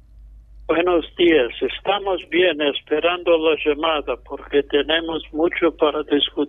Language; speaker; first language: Spanish; non-native, fluent; English